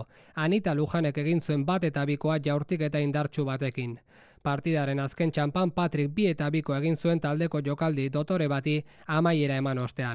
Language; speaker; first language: Basque; native; Basque